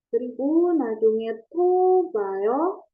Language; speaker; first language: Korean; non-native, fluent; Indonesian